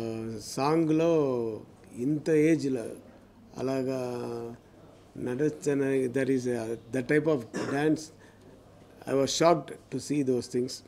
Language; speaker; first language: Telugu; non-native, learner; Tamil